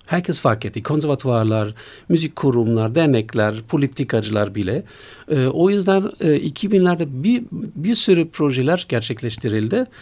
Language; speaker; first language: Turkish; non-native, fluent; German